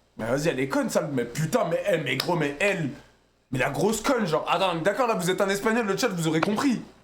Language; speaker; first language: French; native; French